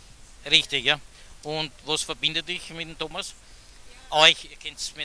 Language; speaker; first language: German; native; German